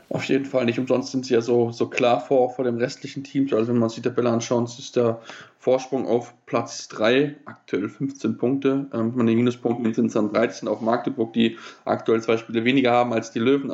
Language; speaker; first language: German; native; German